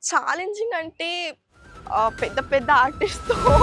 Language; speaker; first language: Telugu; non-native, learner; Kannada